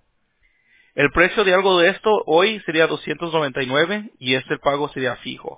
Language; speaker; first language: Spanish; early bilingual, heritage; Spanish